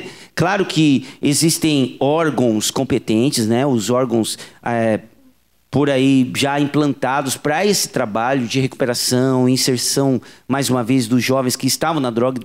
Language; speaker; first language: Portuguese; native; Portuguese